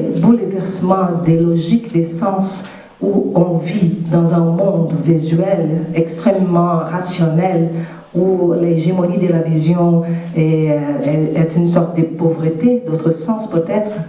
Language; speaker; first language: French; non-native, fluent; Portuguese